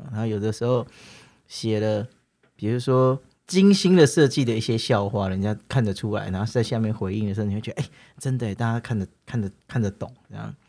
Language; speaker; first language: Chinese; native; Chinese